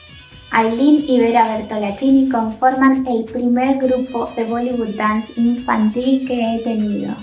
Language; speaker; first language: Spanish; native; Spanish